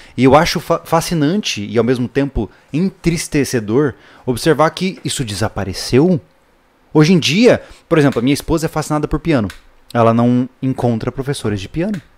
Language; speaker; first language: Portuguese; native; Portuguese